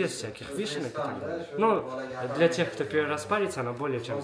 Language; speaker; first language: Russian; native; Russian